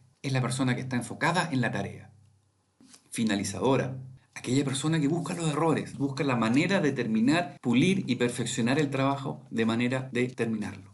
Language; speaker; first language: Spanish; native; Spanish